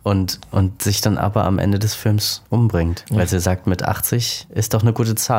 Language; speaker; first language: German; native; German